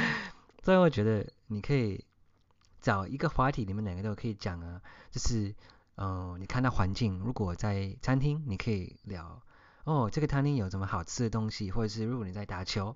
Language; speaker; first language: Chinese; early bilingual, heritage; English